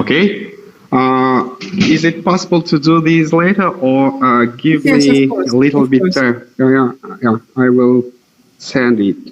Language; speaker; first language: English; non-native, fluent; Russian